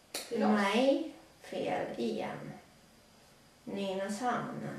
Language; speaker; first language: Swedish; early bilingual, other home language; Latvian